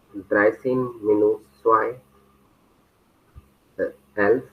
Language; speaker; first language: German; non-native, learner; Hindi